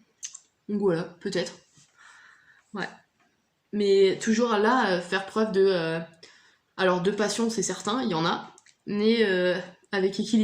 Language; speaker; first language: French; native; French